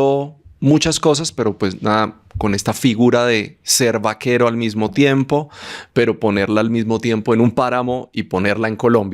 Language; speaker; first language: Spanish; native; Spanish